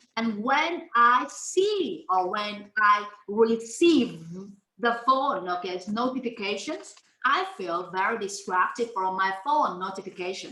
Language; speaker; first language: English; non-native, fluent; Vietnamese